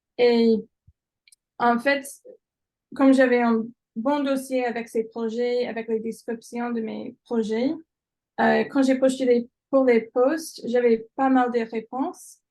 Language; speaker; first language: French; non-native, fluent; English